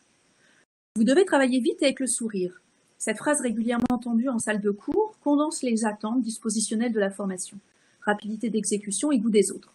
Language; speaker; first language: French; native; French